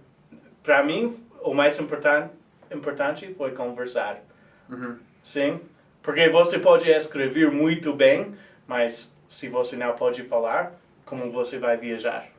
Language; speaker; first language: Portuguese; non-native, fluent; English